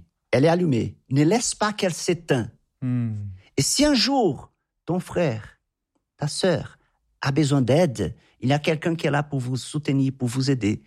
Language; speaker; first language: French; non-native, fluent; Portuguese